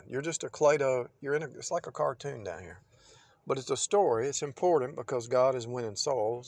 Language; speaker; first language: English; native; English